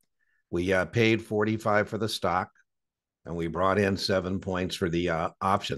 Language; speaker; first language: English; native; English